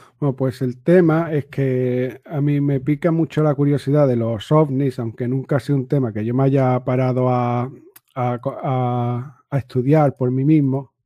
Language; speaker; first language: Spanish; native; Spanish